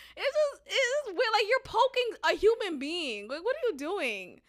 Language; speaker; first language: English; native; English